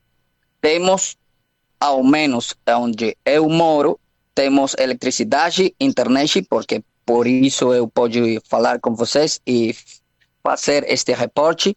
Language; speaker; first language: Portuguese; non-native, fluent; Spanish